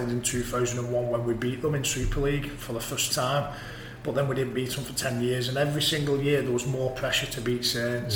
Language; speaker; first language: English; native; English